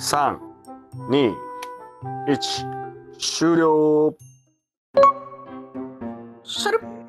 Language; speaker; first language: Japanese; native; Japanese